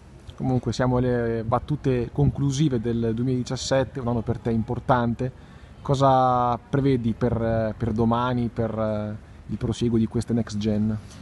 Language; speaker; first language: Italian; native; Italian